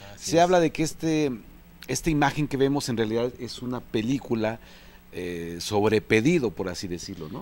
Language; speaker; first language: Spanish; native; Spanish